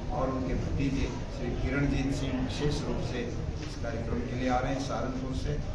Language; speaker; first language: Hindi; native; Hindi